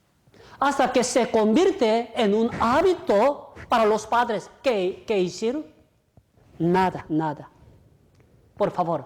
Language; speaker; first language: Spanish; non-native, fluent; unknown